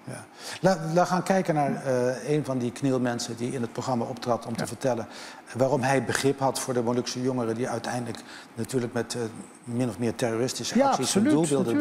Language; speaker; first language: Dutch; native; Dutch